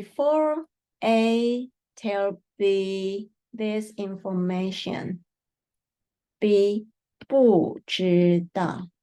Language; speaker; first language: English; non-native, fluent; Chinese